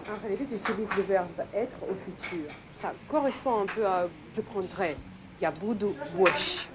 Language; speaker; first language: French; non-native, fluent; Russian